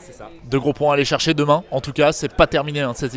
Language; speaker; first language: French; native; French